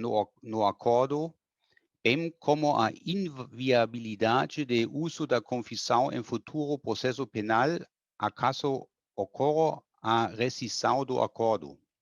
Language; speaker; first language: Portuguese; non-native, fluent; German